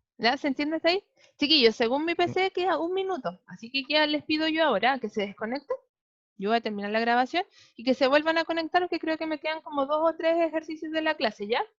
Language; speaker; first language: Spanish; native; Spanish